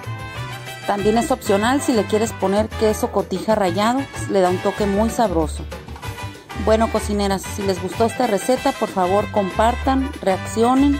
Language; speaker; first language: Spanish; native; Spanish